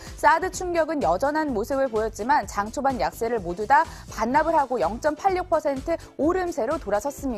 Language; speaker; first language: Korean; native; Korean